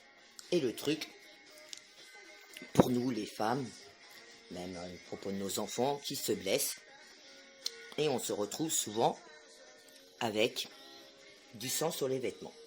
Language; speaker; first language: French; native; French